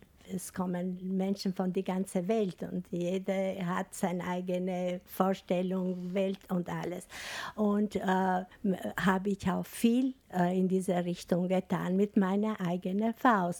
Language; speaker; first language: German; non-native, fluent; Albanian